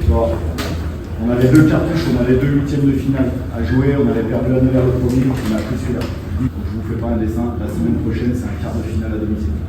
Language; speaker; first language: French; native; French